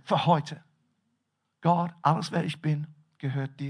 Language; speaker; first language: German; non-native, fluent; English